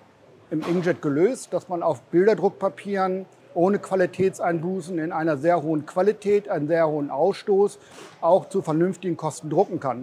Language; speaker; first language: German; native; German